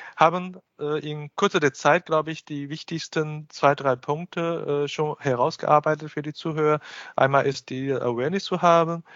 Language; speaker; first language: German; non-native, fluent; Chinese